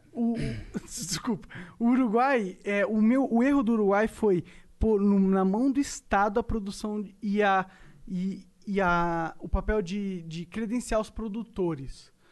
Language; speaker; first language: Portuguese; native; Portuguese